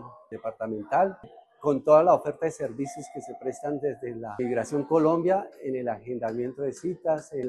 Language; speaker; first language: Spanish; native; Spanish